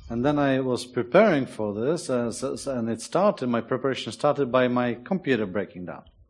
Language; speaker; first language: English; non-native, fluent; Czech